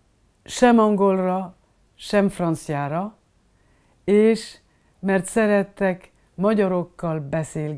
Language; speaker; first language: Hungarian; non-native, learner; French